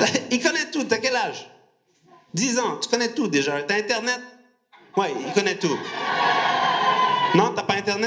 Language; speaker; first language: French; non-native, local second language; Punjabi